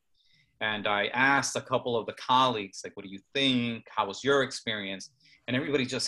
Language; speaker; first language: English; native; English